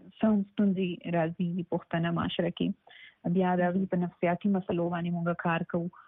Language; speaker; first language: Pashto; native; Pashto